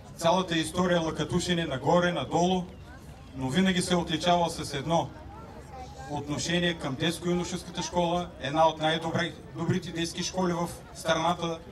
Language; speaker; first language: Bulgarian; native; Bulgarian